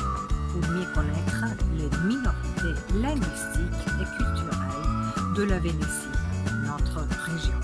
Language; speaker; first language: French; non-native, fluent; Italian